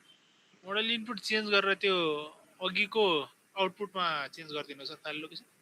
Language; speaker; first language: Nepali; native; Nepali